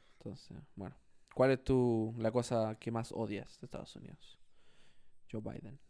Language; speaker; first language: Spanish; native; Spanish